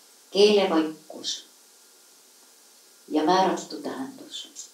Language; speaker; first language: Estonian; native; Estonian